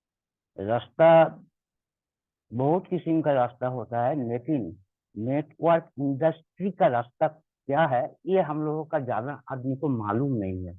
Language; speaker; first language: Hindi; non-native, local second language; Bangla